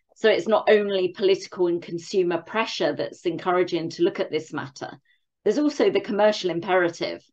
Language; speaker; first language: English; native; English